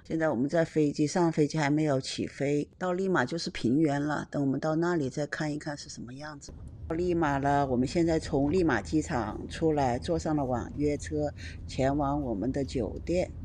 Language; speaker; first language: Chinese; native; Chinese